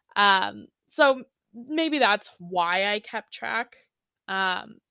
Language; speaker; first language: English; native; English